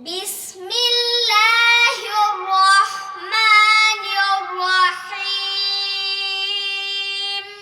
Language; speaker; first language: Arabic; non-native, learner; Bangla